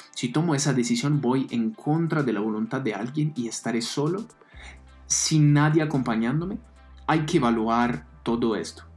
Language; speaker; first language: Spanish; non-native, fluent; Italian